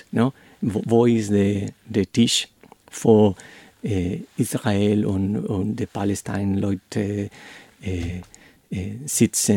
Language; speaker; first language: German; non-native, learner; Spanish